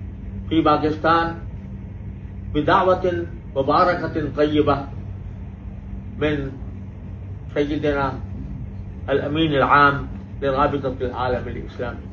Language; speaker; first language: Arabic; non-native, fluent; Urdu